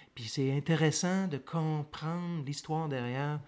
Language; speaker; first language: French; native; French